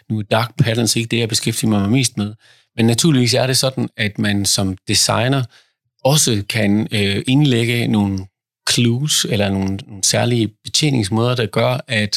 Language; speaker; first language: Danish; native; Danish